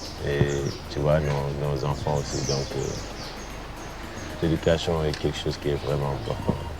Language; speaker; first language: French; non-native, local second language; Wolof